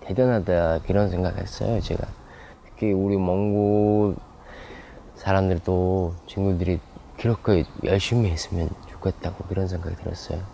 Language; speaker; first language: Korean; non-native, fluent; Mongolian